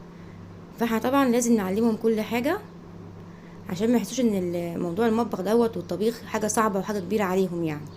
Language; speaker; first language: Arabic; native; Arabic